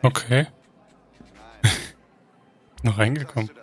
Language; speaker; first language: German; native; German